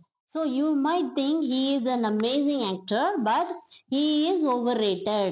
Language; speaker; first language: English; non-native, local second language; Tamil